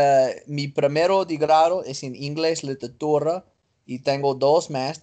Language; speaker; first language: Spanish; non-native, learner; English